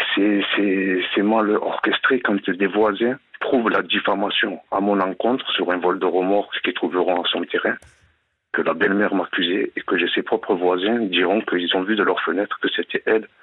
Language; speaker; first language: French; native; French